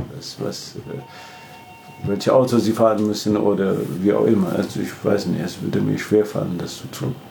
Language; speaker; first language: German; non-native, fluent; Amharic